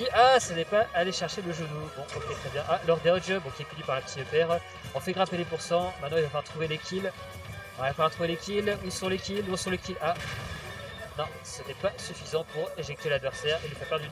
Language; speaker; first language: French; native; French